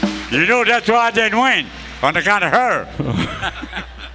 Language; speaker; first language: English; early bilingual, other home language; French